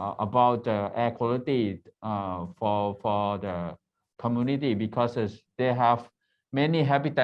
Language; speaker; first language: English; non-native, learner; Thai